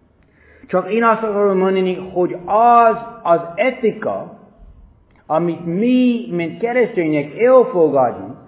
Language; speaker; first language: Hungarian; non-native, fluent; English